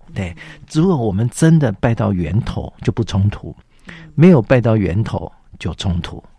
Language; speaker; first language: Chinese; native; Chinese